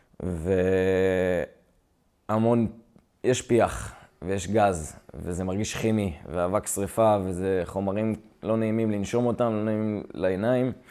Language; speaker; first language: Hebrew; native; Hebrew